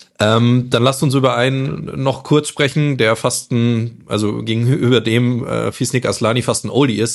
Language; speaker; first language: German; native; German